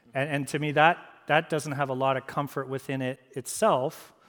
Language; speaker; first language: English; native; English